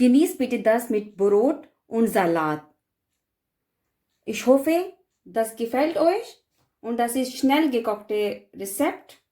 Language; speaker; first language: German; non-native, learner; Urdu